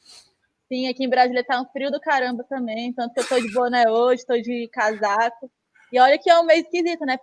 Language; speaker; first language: Portuguese; native; Portuguese